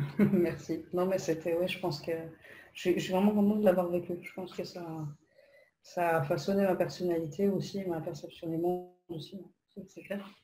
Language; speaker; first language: French; non-native, fluent; Polish